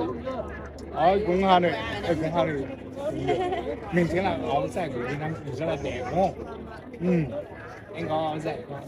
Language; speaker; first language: Vietnamese; non-native, learner; Chinese